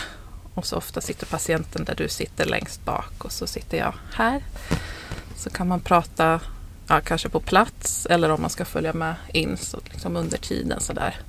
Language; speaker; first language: Swedish; native; Swedish